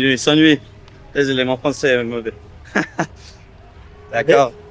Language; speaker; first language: French; non-native, learner; English